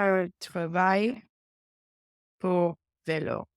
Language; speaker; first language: French; non-native, learner; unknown